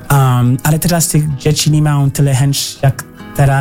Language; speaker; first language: Polish; early bilingual, heritage; English